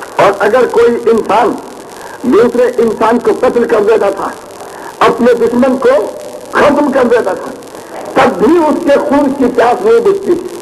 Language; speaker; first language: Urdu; native; Urdu